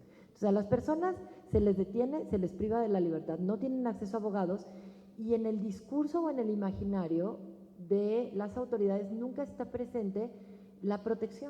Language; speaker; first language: Spanish; native; Spanish